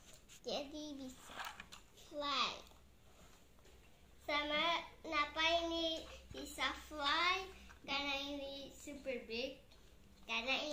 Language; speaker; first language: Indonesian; early bilingual, heritage; English